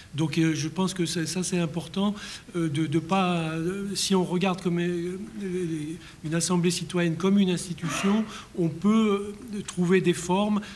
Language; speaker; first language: French; native; French